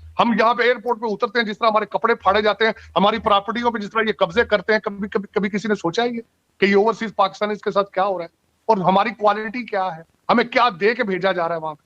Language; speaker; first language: Urdu; non-native, local second language; Punjabi